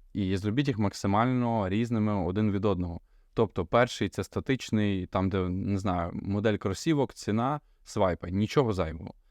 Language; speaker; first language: Ukrainian; non-native, local second language; Russian